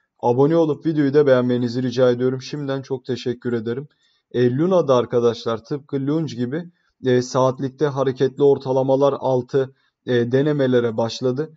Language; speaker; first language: Turkish; native; Turkish